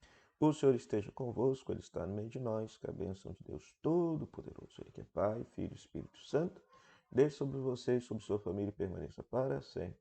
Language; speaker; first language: Portuguese; native; Portuguese